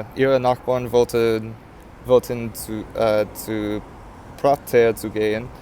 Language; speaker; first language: German; non-native, learner; English